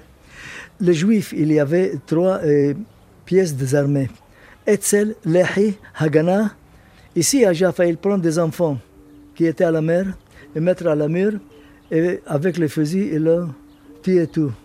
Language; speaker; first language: French; non-native, learner; Arabic